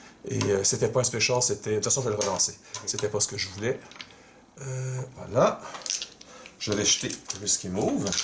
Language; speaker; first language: French; native; French